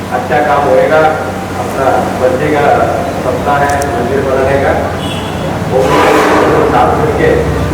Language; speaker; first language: Hindi; non-native, local second language; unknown